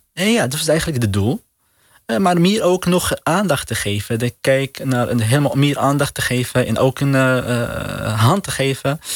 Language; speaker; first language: Dutch; non-native, learner; Arabic